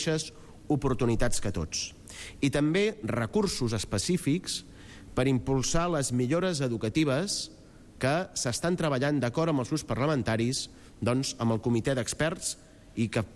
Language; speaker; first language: Catalan; native; Catalan